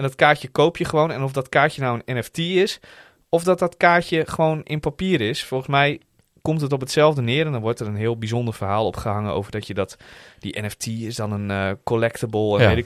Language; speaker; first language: Dutch; native; Dutch